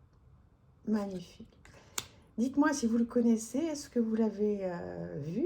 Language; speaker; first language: French; native; French